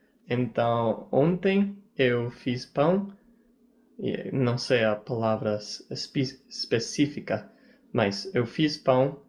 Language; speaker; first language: Portuguese; non-native, learner; English